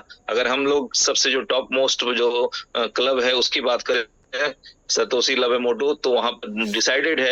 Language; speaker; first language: Hindi; native; Hindi